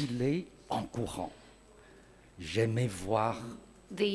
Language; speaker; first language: French; non-native, fluent; Chinese